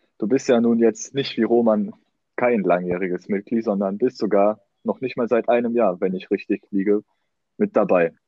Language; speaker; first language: German; native; German